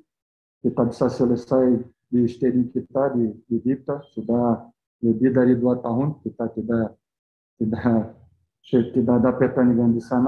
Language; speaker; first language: Indonesian; non-native, fluent; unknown